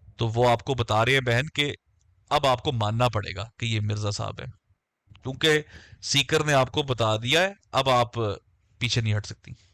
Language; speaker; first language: Urdu; native; Urdu